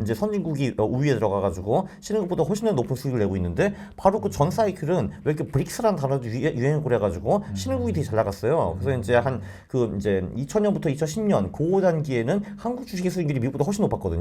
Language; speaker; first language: Korean; native; Korean